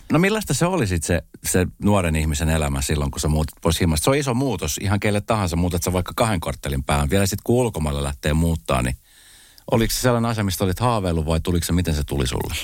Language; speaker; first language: Finnish; native; Finnish